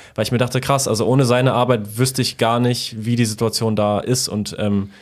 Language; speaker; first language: German; early bilingual, other home language; Polish